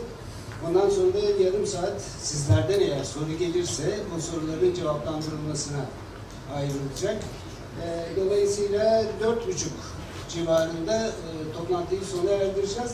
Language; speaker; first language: Turkish; native; Turkish